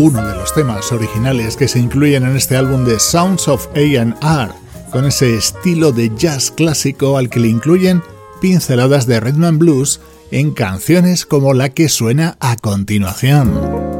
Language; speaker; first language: Spanish; native; Spanish